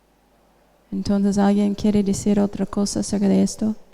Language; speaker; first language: Spanish; non-native, fluent; English